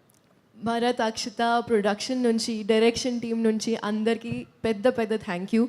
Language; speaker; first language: Telugu; non-native, local second language; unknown